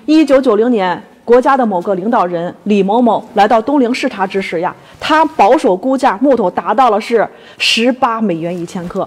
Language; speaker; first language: Chinese; native; Chinese